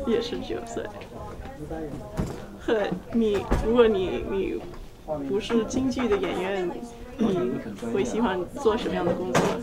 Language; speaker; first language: Chinese; non-native, learner; English